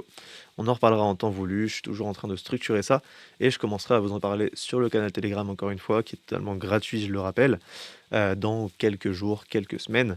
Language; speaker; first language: French; native; French